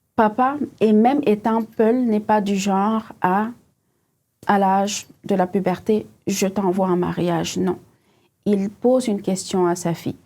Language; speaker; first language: French; non-native, local second language; Fula